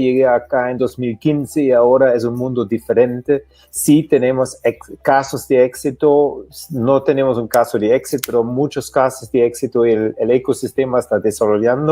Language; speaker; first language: Spanish; non-native, fluent; German